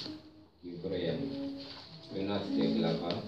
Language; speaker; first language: Russian; non-native, fluent; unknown